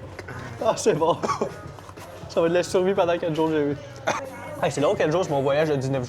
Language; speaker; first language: French; native; French